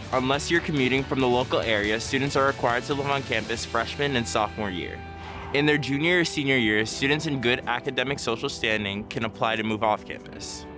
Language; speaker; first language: English; native; English